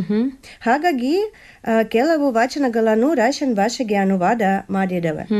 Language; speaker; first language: Kannada; non-native, learner; Russian